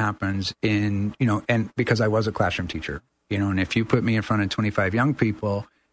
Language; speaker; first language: English; native; English